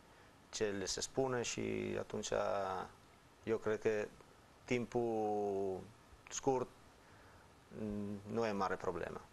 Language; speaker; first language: Romanian; non-native, fluent; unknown